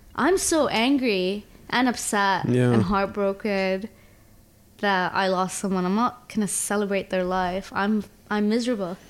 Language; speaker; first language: English; early bilingual, other home language; Arabic